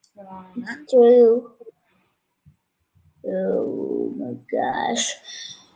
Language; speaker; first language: English; non-native, learner; Turkish